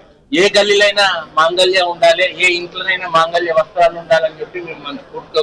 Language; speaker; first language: Telugu; native; Telugu